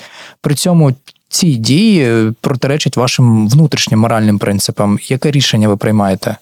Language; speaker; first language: Ukrainian; native; Ukrainian